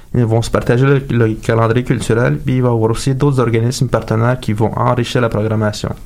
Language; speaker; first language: French; native; French